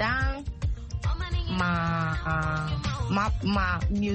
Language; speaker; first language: French; non-native, learner; Akan